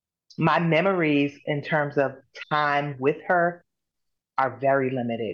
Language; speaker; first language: English; native; English